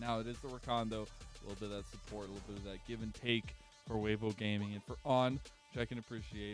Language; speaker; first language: English; native; English